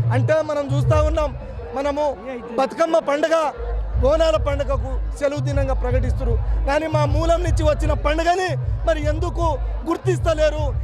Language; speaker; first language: Telugu; non-native, local second language; Lambadi